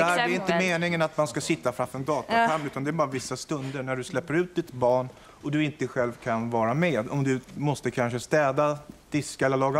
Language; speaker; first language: Swedish; native; Swedish